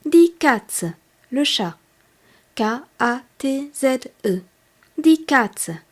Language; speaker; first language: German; non-native, fluent; French